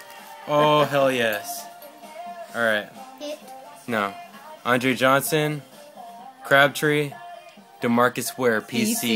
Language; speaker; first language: English; native; English